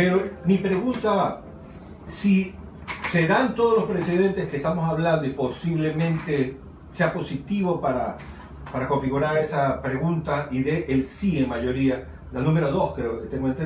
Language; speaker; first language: Spanish; native; Spanish